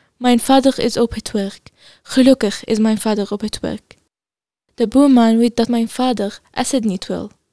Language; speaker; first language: Dutch; non-native, learner; Arabic